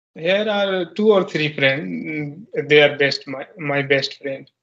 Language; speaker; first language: English; non-native, local second language; Hindi